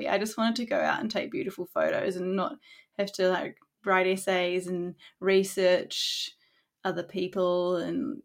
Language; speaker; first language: English; native; English